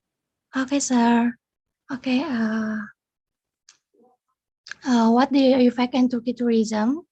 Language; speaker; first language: English; non-native, learner; Indonesian